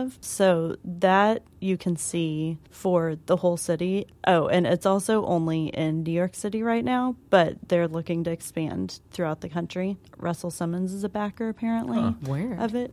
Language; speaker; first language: English; native; English